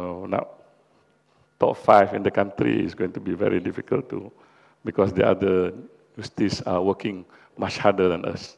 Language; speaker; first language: English; non-native, local second language; Malay